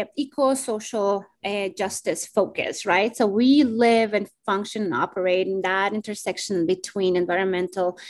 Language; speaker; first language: English; non-native, fluent; Spanish